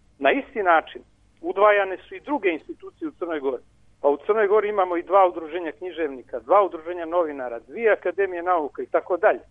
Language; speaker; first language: Serbian; native; Serbian